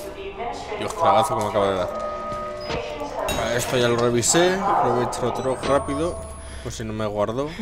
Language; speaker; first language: Spanish; native; Spanish